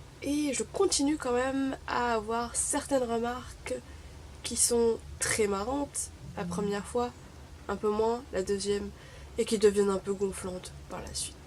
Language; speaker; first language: French; non-native, local second language; Arabic